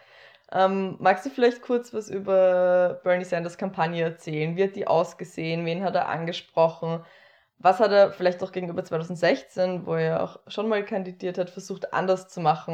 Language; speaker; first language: German; native; German